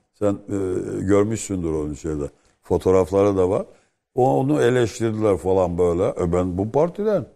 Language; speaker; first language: Turkish; native; Turkish